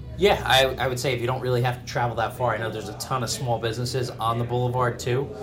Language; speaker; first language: English; native; English